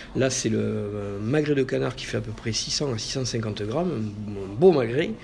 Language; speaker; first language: French; native; French